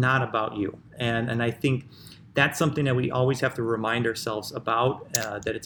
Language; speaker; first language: English; native; English